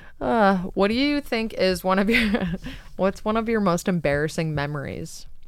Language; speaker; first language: English; native; English